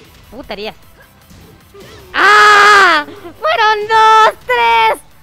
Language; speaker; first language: Spanish; native; Spanish